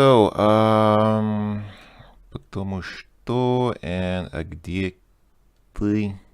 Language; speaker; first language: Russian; non-native, learner; English